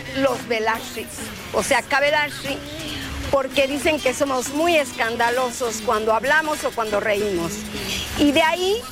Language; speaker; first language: Spanish; non-native, local second language; Zapotec